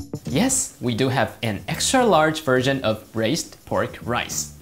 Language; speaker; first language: English; non-native, fluent; Chinese